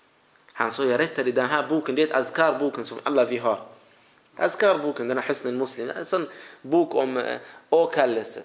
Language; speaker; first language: Swedish; non-native, fluent; Arabic